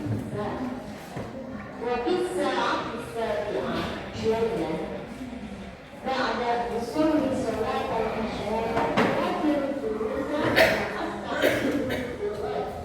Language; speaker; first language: Arabic; non-native, learner; Indonesian